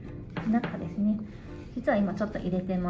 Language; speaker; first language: Japanese; native; Japanese